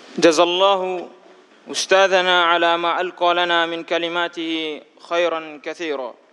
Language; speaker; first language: Arabic; non-native, fluent; Indonesian